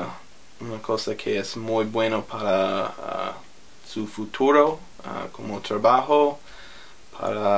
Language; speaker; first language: Spanish; non-native, learner; English